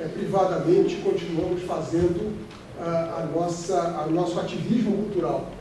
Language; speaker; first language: Portuguese; native; Portuguese